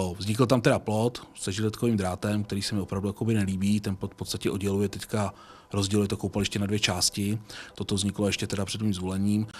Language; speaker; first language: Czech; native; Czech